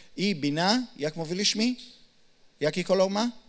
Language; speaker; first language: Polish; non-native, learner; Hebrew